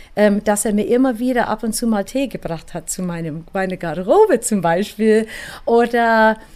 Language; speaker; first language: German; non-native, fluent; English